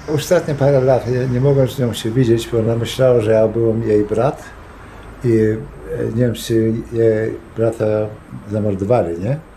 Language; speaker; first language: Polish; early bilingual, heritage; Polish